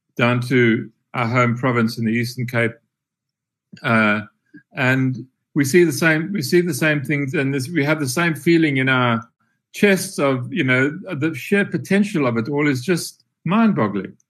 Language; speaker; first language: English; native; English